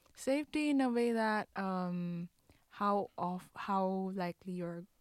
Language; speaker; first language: English; non-native, local second language; Hindi